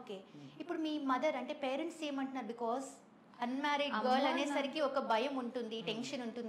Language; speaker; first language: Telugu; native; Telugu